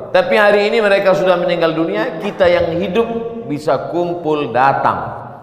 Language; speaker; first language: Indonesian; non-native, local second language; Malay